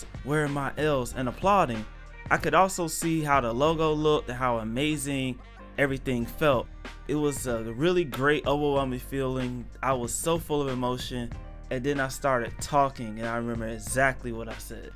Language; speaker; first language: English; native; English